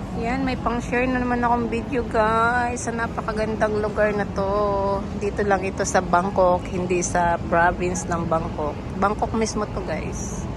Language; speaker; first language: Filipino; native; Filipino